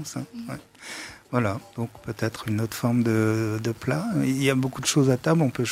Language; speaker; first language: French; native; French